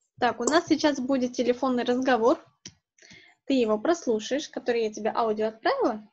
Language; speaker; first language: Russian; native; Russian